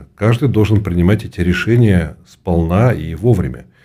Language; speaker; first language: Russian; native; Russian